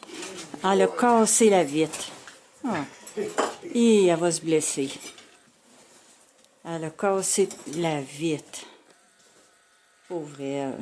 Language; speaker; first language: French; native; French